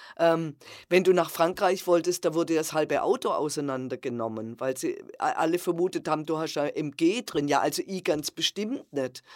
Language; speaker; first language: German; native; German